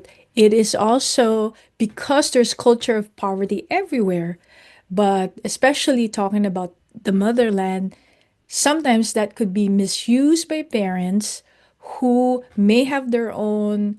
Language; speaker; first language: English; non-native, local second language; Filipino